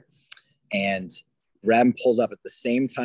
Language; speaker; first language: English; native; English